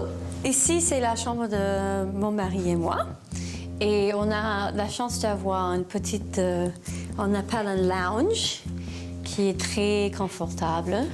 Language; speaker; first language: French; non-native, learner; English